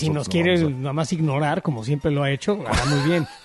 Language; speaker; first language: Spanish; native; Spanish